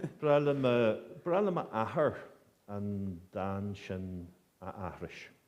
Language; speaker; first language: Irish; native; Irish